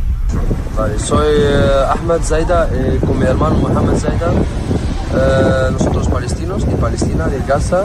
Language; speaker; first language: Spanish; non-native, learner; Arabic